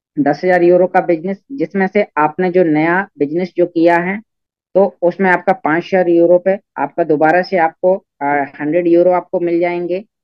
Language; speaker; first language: Hindi; native; Hindi